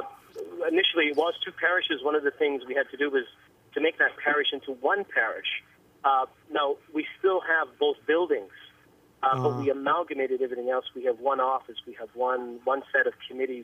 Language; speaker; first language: English; native; English